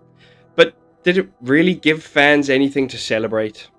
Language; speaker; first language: English; native; English